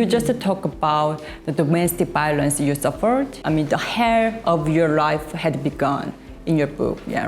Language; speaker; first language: English; non-native, learner; Korean